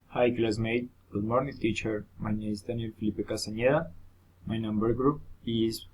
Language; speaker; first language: English; non-native, learner; Spanish